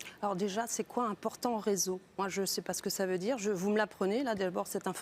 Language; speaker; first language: French; native; French